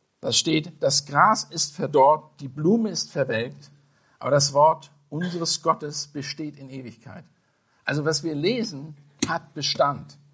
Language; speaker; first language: German; non-native, fluent; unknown